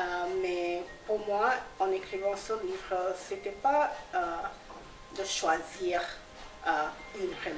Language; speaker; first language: French; non-native, fluent; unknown